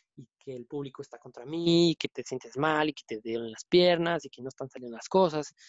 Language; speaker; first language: Spanish; native; Spanish